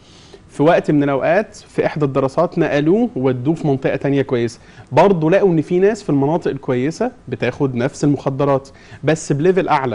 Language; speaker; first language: Arabic; native; Arabic